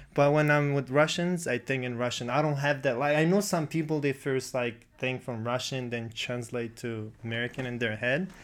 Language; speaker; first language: English; non-native, fluent; Russian